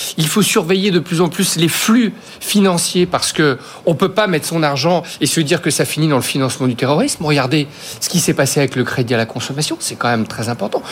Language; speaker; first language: French; native; French